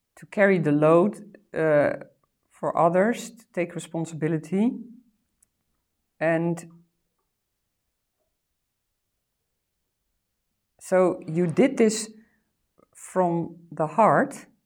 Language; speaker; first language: English; non-native, fluent; Dutch